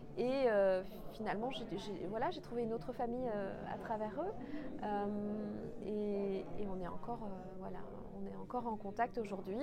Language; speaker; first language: French; non-native, local second language; Kinyarwanda